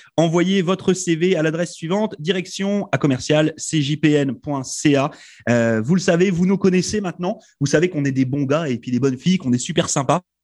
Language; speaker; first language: French; native; French